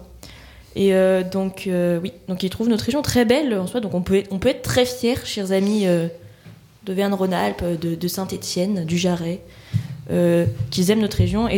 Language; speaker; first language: French; native; French